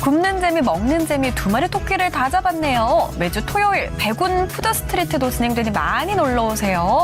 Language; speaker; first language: Korean; native; Korean